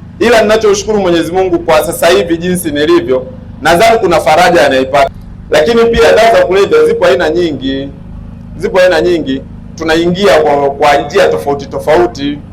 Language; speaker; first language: Swahili; native; Swahili